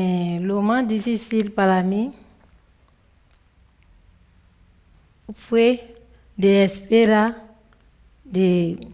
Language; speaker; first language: Spanish; non-native, learner; French